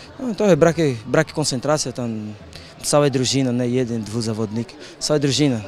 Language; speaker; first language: Polish; non-native, learner; Portuguese